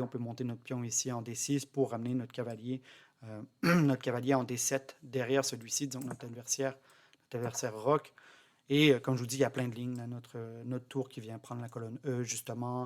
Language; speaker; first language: French; native; French